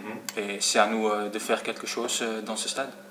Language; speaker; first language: French; non-native, fluent; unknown